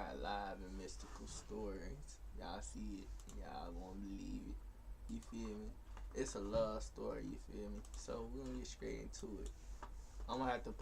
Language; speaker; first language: English; native; English